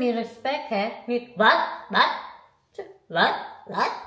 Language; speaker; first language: Dutch; non-native, learner; Filipino